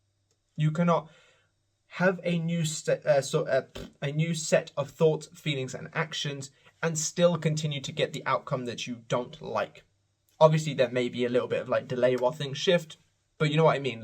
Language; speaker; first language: English; native; English